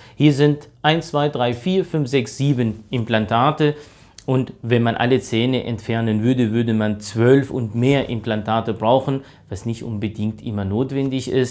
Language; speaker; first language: German; native; German